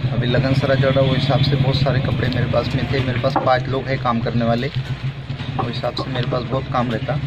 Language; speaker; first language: Hindi; non-native, local second language; Urdu